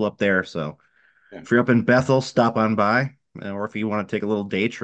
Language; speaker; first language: English; native; English